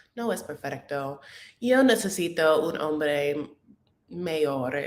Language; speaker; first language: Spanish; non-native, learner; English